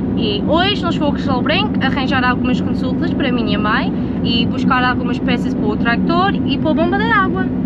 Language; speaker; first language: Portuguese; non-native, learner; English